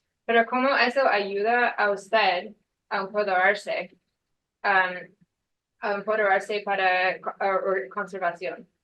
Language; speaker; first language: Spanish; non-native, learner; English